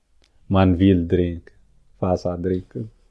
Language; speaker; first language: German; non-native, learner; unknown